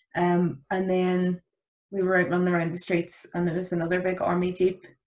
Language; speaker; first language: English; native; English